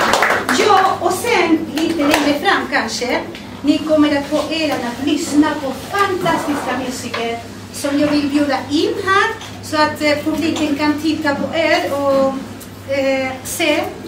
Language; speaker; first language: Swedish; non-native, fluent; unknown